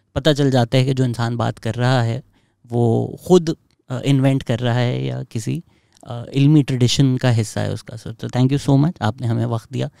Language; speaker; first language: Urdu; native; Urdu